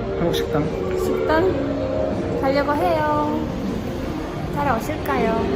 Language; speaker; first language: Korean; non-native, fluent; Romanian